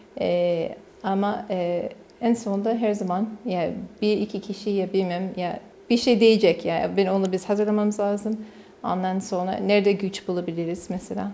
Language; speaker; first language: Turkish; non-native, learner; English